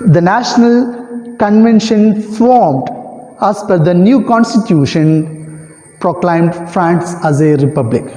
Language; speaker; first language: English; non-native, local second language; Malayalam